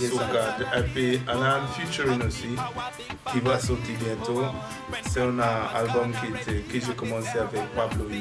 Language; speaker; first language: French; non-native, fluent; English